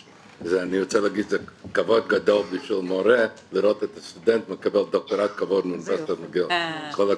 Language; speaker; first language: Hebrew; non-native, fluent; English